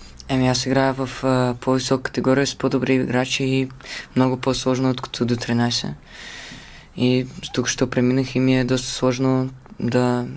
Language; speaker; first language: Bulgarian; early bilingual, heritage; Bulgarian